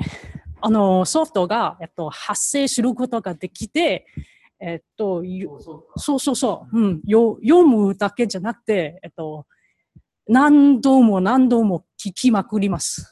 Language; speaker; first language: Japanese; non-native, learner; Chinese